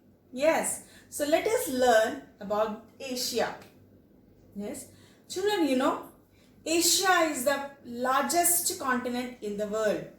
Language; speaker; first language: English; non-native, local second language; Telugu